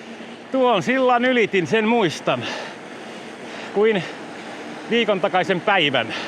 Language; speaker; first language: Finnish; native; Finnish